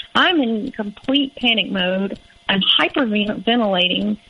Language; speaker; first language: English; native; English